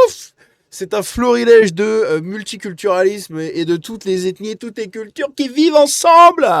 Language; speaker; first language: French; native; French